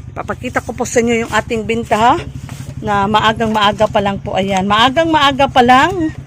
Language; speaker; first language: Filipino; non-native, local second language; Cebuano